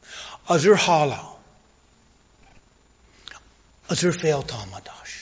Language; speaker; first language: Hungarian; non-native, fluent; English